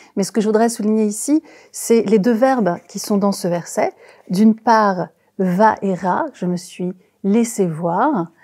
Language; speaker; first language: French; native; French